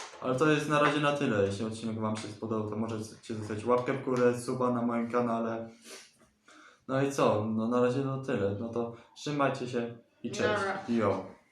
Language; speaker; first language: Polish; native; Polish